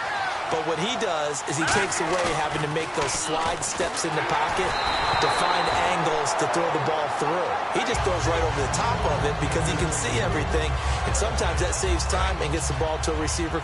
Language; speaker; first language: English; native; English